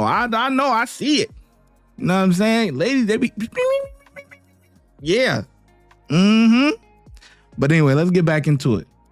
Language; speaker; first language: English; native; English